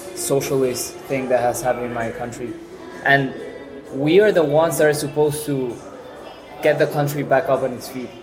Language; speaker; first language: English; non-native, fluent; Spanish